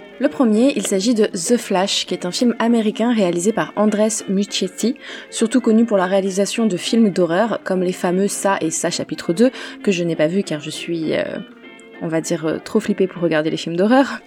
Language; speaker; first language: French; native; French